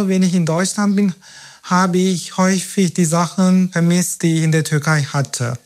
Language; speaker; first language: German; non-native, fluent; Turkish